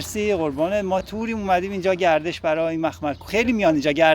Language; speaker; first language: Persian; native; Persian